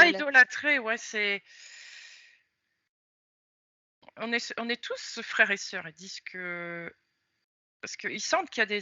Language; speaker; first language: French; native; French